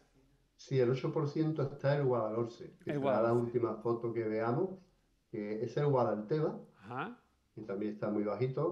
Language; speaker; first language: Spanish; native; Spanish